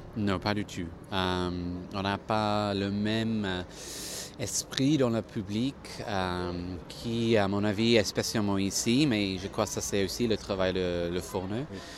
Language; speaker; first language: French; non-native, fluent; English